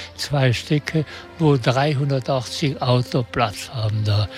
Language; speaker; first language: German; native; German